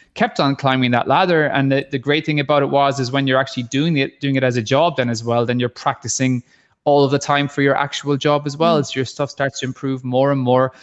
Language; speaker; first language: English; native; English